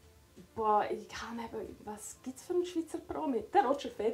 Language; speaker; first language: German; native; German